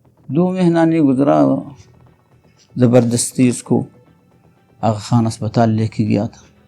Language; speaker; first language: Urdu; non-native, learner; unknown